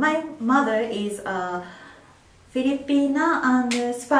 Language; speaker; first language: English; non-native, learner; Japanese